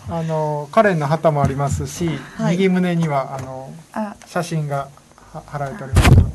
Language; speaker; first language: Japanese; native; Japanese